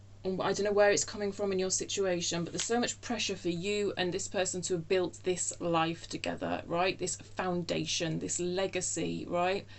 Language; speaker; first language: English; native; English